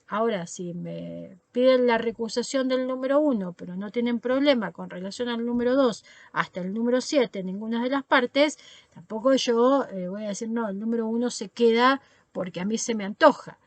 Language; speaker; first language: Spanish; native; Spanish